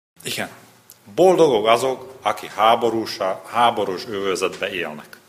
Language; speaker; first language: Hungarian; non-native, learner; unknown